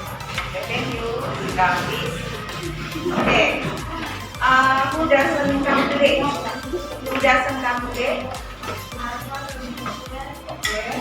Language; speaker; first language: English; non-native, learner; Indonesian